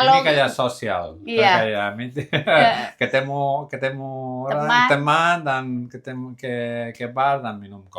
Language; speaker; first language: Indonesian; non-native, learner; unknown